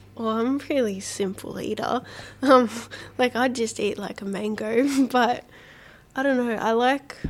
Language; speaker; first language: English; native; English